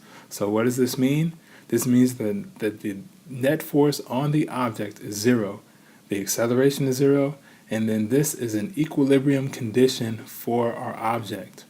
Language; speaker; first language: English; native; English